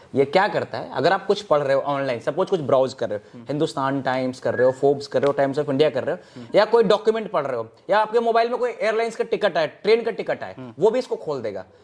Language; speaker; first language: Hindi; native; Hindi